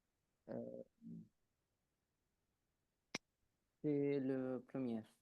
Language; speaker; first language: French; non-native, learner; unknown